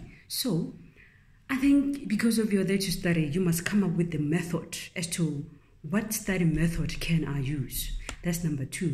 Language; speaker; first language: English; non-native, local second language; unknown